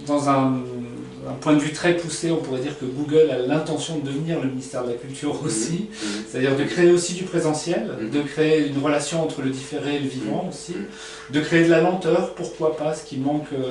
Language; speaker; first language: French; native; French